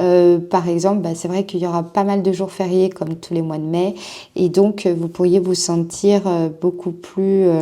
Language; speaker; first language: French; native; French